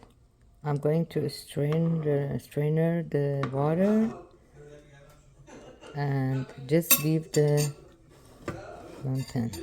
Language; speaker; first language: English; non-native, learner; Persian